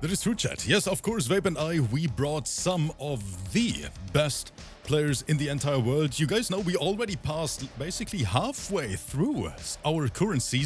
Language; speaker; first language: English; native; English